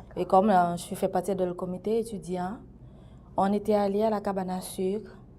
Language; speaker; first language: French; non-native, local second language; Haitian Creole